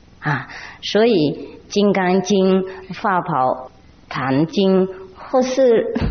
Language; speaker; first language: Chinese; non-native, fluent; Vietnamese